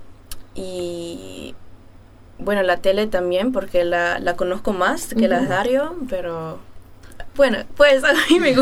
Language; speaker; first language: Spanish; early bilingual, heritage; German